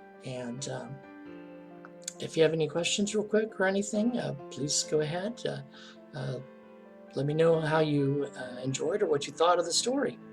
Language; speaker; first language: English; native; English